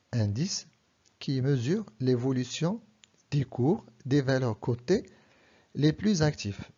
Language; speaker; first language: French; non-native, local second language; Arabic